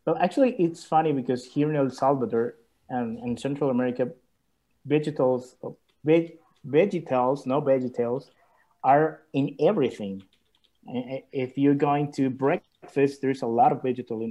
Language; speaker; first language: English; non-native, learner; Spanish